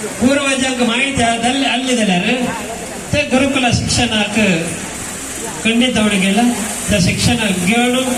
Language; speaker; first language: Kannada; non-native, local second language; Konkani